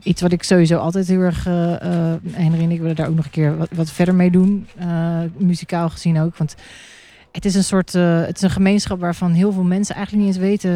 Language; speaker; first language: Dutch; early bilingual, heritage; Dutch